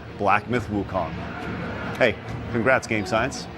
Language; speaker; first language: English; native; English